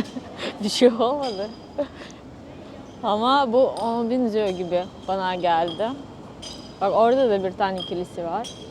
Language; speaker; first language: Turkish; non-native, learner; Russian